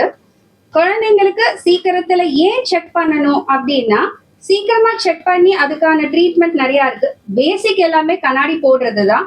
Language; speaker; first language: Tamil; native; Tamil